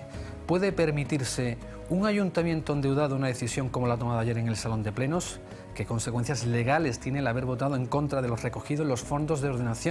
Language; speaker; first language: Spanish; native; Spanish